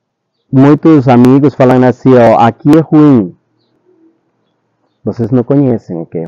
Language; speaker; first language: Portuguese; non-native, fluent; Spanish